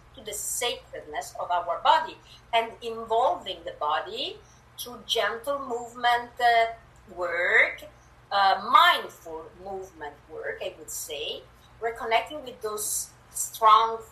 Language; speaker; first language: English; non-native, fluent; Italian